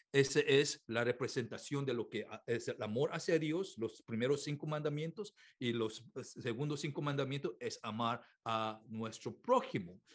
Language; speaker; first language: Spanish; non-native, fluent; Korean